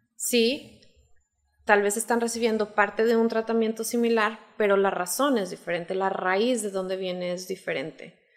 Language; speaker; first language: Spanish; native; Spanish